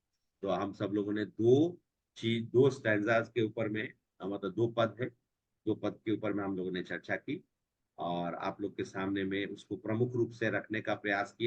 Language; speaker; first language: Hindi; native; Hindi